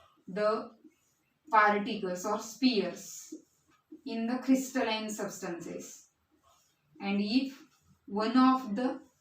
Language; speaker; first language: English; non-native, local second language; Marathi